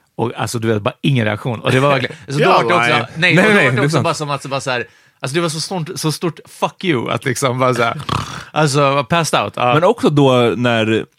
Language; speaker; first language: Swedish; early bilingual, other home language; Hungarian